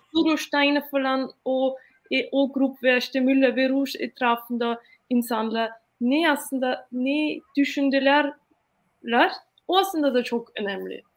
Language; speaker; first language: Turkish; non-native, fluent; German